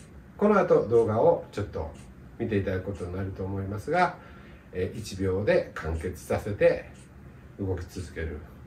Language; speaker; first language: Japanese; native; Japanese